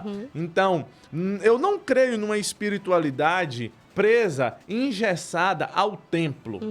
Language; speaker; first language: Portuguese; native; Portuguese